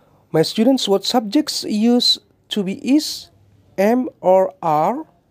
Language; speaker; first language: English; non-native, fluent; Indonesian